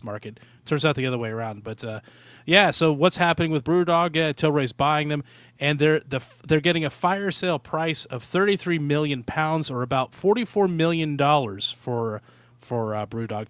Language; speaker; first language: English; native; English